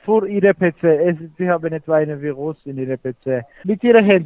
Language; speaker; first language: German; non-native, fluent; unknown